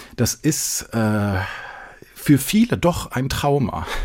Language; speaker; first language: German; non-native, fluent; Swedish